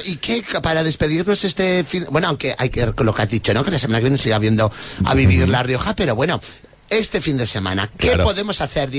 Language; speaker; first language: Spanish; native; Spanish